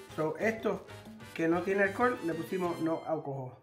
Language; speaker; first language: Spanish; early bilingual, heritage; Spanish